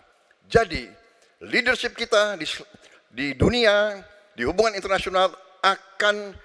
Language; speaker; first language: Indonesian; native; Indonesian